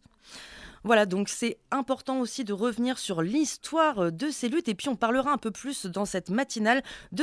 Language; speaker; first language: French; native; French